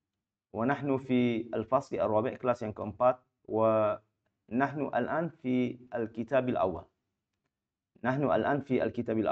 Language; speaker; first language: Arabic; non-native, fluent; Malay